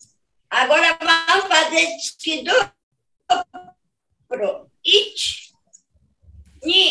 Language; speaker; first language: Portuguese; non-native, fluent; Japanese